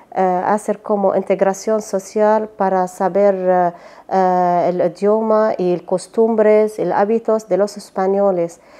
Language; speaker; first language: Spanish; non-native, learner; Arabic